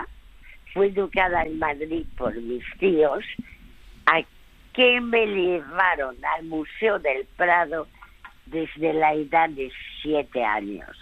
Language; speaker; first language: Spanish; early bilingual, other home language; French